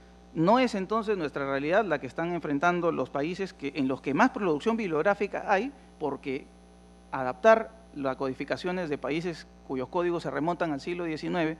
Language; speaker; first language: Spanish; native; Spanish